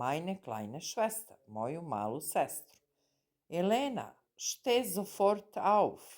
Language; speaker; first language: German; non-native, fluent; Serbian